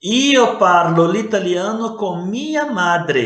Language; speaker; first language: Italian; non-native, fluent; Portuguese